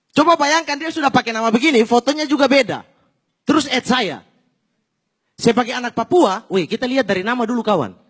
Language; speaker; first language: Indonesian; native; Indonesian